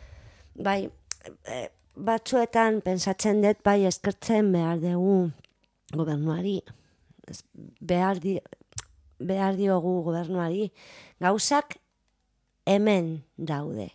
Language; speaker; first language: Basque; non-native, local second language; Spanish